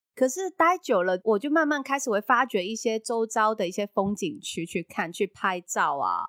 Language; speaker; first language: Chinese; non-native, local second language; Cantonese